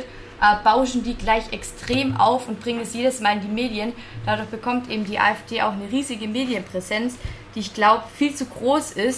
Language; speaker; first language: German; native; German